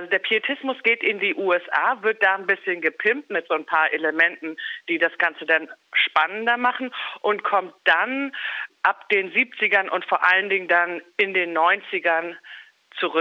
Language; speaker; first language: German; native; German